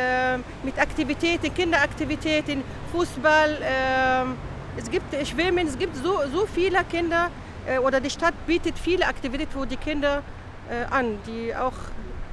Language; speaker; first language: German; non-native, fluent; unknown